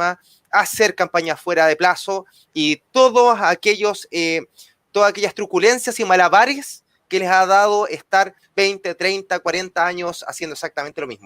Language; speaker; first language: Spanish; native; Spanish